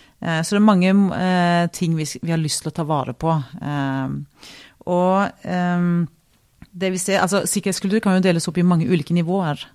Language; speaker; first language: Norwegian; native; Norwegian